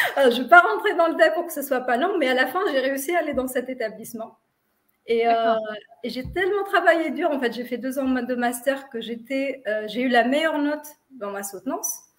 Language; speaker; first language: French; non-native, local second language; Arabic